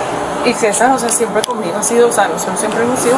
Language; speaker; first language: Spanish; native; Spanish